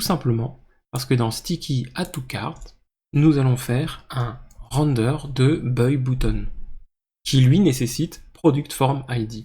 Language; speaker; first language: French; native; French